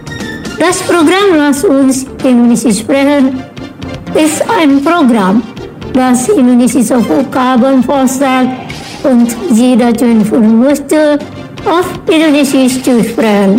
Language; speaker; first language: German; non-native, learner; Indonesian